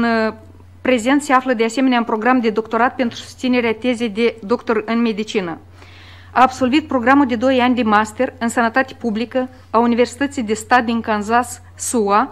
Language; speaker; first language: Romanian; native; Romanian